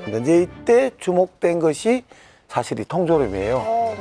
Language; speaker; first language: Korean; native; Korean